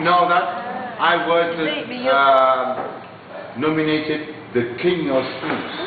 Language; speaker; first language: English; non-native, fluent; Vietnamese